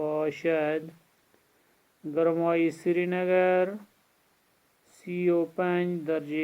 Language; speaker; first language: Persian; non-native, fluent; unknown